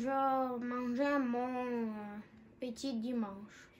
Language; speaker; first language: French; non-native, learner; Russian